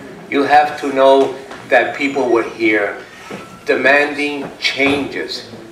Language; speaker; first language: English; early bilingual, other home language; Spanish